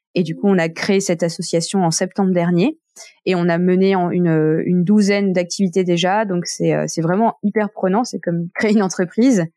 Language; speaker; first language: French; native; French